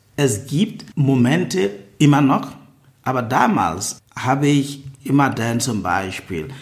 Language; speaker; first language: German; non-native, fluent; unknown